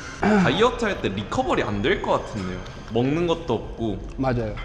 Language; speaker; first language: Korean; native; Korean